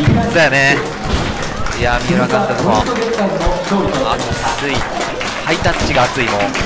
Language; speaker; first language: Japanese; native; Japanese